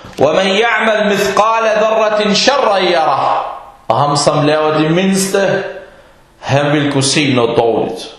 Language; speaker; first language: Danish; early bilingual, other home language; Arabic